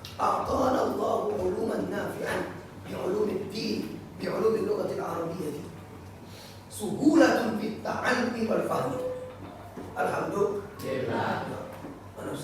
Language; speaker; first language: Arabic; non-native, learner; Indonesian